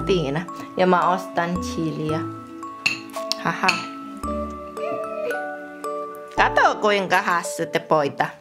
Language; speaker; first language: Finnish; non-native, learner; Indonesian